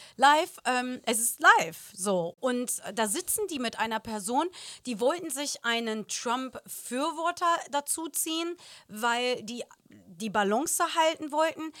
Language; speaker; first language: German; native; German